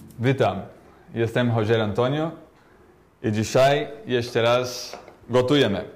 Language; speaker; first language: Polish; non-native, learner; Portuguese